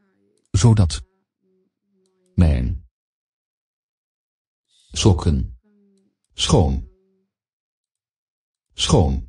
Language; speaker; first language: Dutch; non-native, learner; English